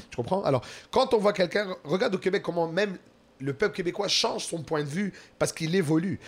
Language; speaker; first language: French; native; French